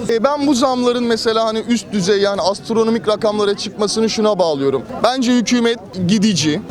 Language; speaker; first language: Turkish; native; Turkish